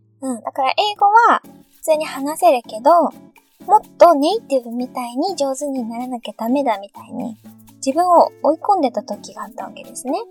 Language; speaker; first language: Japanese; native; Japanese